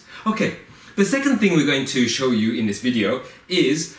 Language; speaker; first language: English; native; English